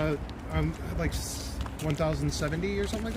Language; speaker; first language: English; native; English